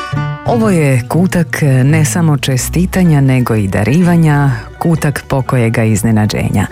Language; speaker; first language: Croatian; native; Croatian